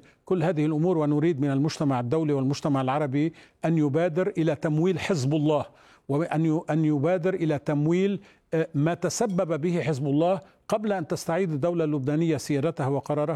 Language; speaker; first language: Arabic; native; Arabic